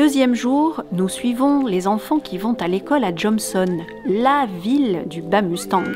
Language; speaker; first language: French; native; French